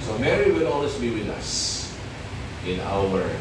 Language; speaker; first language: English; non-native, local second language; Filipino